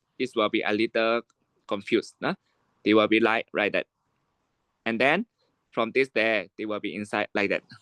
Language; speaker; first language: English; non-native, learner; Shan